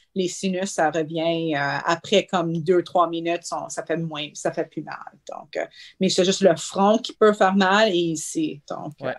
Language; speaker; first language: French; native; French